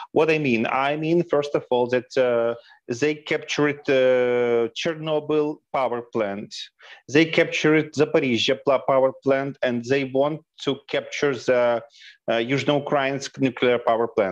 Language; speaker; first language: English; non-native, fluent; Ukrainian